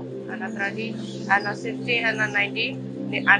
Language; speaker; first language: English; non-native, learner; Burmese